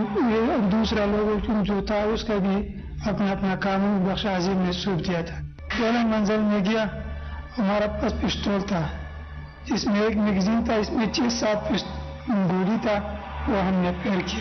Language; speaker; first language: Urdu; non-native, local second language; Pashto